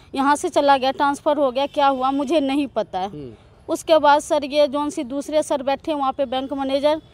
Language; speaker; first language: Hindi; native; Hindi